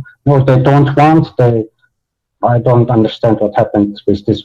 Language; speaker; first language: English; non-native, learner; Bosnian